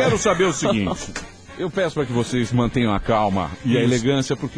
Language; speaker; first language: Portuguese; native; Portuguese